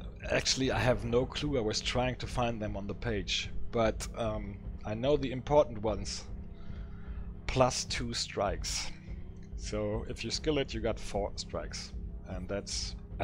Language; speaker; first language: English; non-native, fluent; French